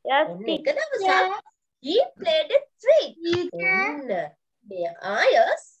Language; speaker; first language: English; non-native, local second language; Sinhala